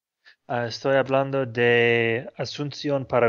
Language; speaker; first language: Spanish; non-native, fluent; English